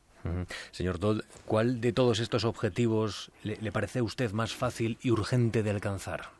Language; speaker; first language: Spanish; native; Spanish